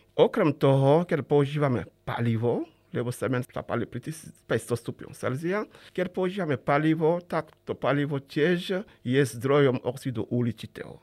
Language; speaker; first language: Slovak; non-native, fluent; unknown